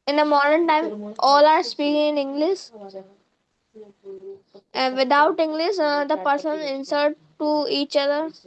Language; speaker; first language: English; non-native, learner; Hindi